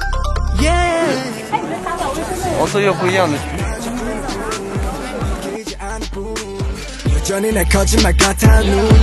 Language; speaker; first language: Chinese; early bilingual, heritage; Chinese